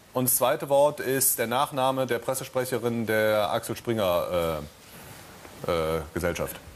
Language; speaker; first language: German; native; German